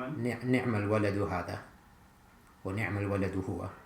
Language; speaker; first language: Arabic; non-native, fluent; English